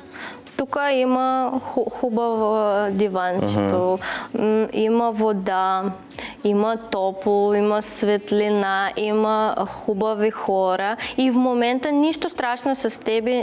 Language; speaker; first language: Bulgarian; non-native, learner; Russian